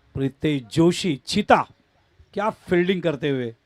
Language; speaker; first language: Hindi; non-native, local second language; Marathi